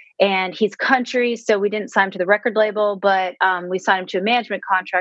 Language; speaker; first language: English; native; English